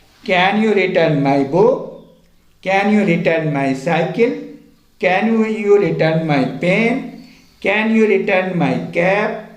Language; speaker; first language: English; non-native, local second language; Hindi